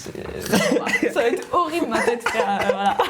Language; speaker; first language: French; native; French